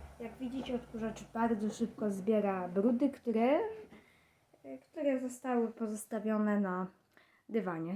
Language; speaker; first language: Polish; native; Polish